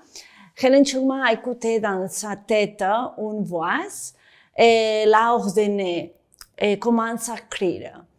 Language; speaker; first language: French; non-native, fluent; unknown